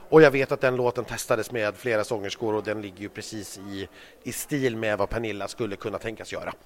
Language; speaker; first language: Swedish; native; Swedish